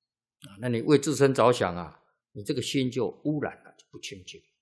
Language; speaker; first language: Chinese; native; Chinese